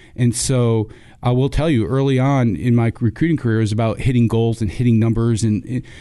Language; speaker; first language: English; native; English